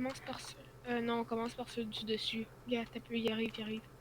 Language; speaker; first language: French; native; French